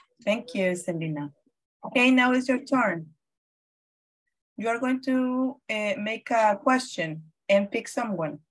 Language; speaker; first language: English; non-native, fluent; Spanish